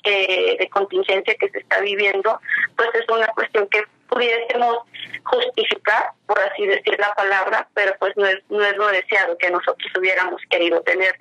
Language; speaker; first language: Spanish; native; Spanish